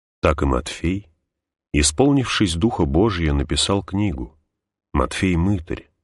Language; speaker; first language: Russian; native; Russian